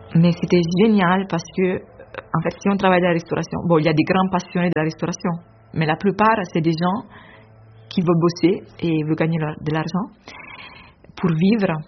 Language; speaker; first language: French; non-native, fluent; Italian